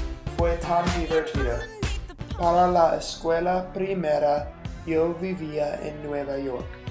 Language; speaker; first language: Spanish; non-native, learner; English